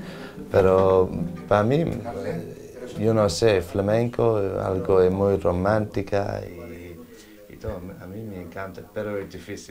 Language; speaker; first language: Spanish; non-native, learner; English